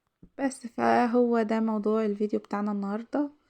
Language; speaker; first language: Arabic; native; Arabic